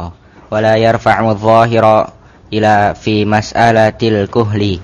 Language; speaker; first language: Arabic; non-native, learner; Indonesian